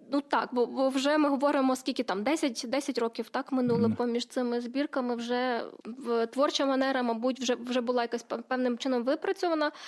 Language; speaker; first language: Ukrainian; native; Ukrainian